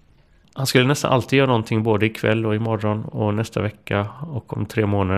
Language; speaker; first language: Swedish; native; Swedish